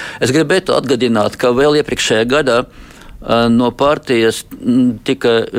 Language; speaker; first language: Latvian; non-native, local second language; Russian